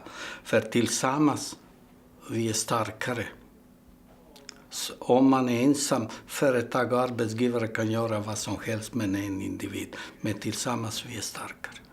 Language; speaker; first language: Swedish; non-native, fluent; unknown